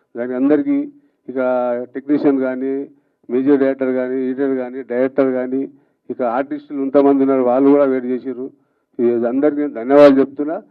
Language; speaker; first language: Telugu; native; Telugu